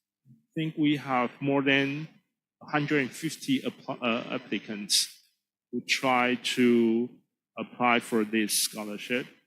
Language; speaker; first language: English; non-native, fluent; Chinese